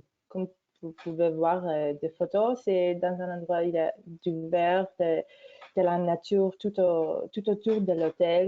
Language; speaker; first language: French; non-native, fluent; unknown